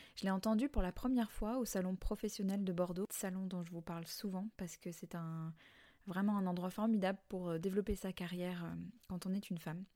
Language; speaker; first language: French; native; French